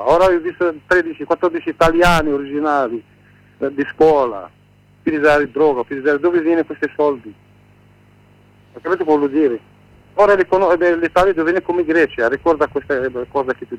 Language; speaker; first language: Italian; non-native, learner; Arabic